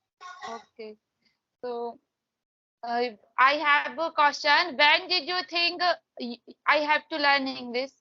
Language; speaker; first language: English; non-native, learner; Hindi